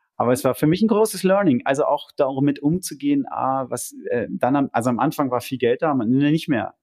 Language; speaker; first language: German; native; German